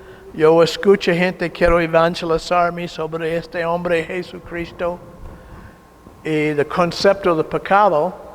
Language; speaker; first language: Spanish; non-native, learner; English